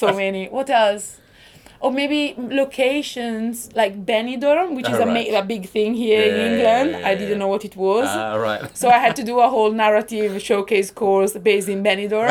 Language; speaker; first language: English; non-native, fluent; Italian